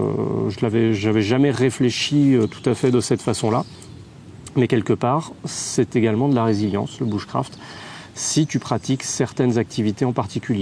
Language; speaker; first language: French; native; French